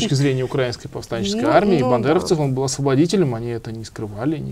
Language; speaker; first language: Russian; native; Russian